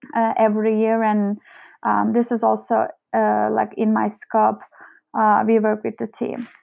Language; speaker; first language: English; non-native, fluent; Turkish